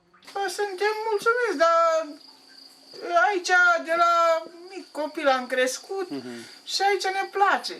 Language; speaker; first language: Romanian; native; Romanian